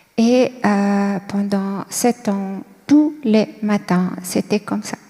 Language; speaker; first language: French; non-native, local second language; Kabyle